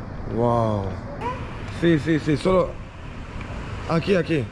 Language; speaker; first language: Spanish; non-native, learner; Swedish